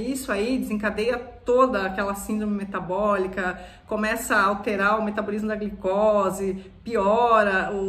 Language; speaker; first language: Portuguese; native; Portuguese